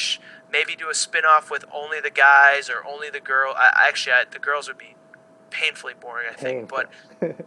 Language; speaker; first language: English; native; English